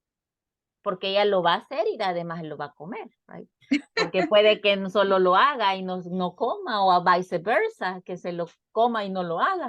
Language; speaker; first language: Spanish; native; Spanish